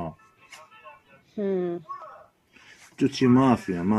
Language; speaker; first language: Italian; non-native, learner; Arabic